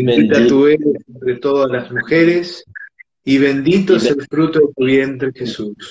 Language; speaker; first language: Spanish; native; Spanish